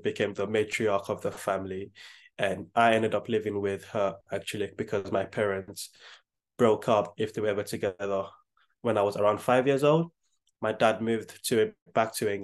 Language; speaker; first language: English; non-native, local second language; Yoruba